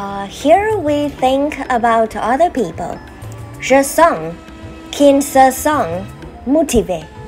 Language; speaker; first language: French; non-native, learner; Vietnamese